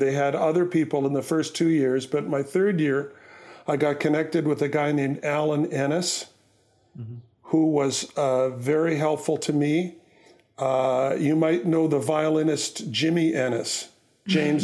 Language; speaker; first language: English; native; English